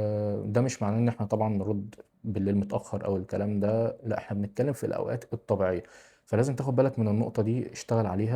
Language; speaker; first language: Arabic; native; Arabic